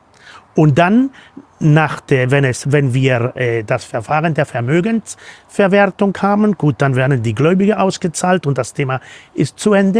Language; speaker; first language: German; non-native, fluent; Spanish